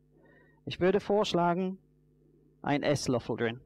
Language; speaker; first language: German; non-native, fluent; English